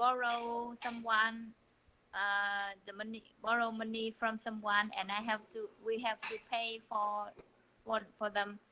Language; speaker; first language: English; non-native, learner; Vietnamese